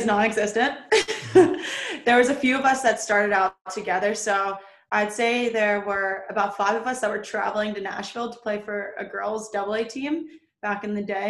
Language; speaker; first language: English; native; English